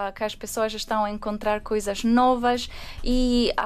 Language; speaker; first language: Portuguese; non-native, fluent; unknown